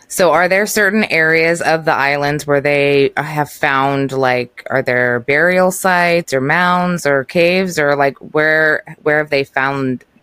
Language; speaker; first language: English; early bilingual, other home language; Norwegian